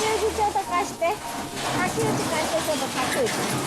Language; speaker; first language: Japanese; native; Japanese